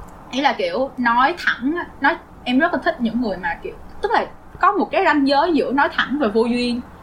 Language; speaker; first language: Vietnamese; early bilingual, heritage; Vietnamese